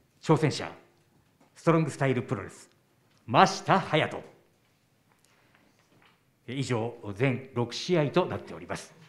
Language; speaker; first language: Japanese; native; Japanese